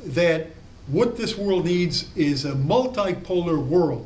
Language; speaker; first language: English; native; English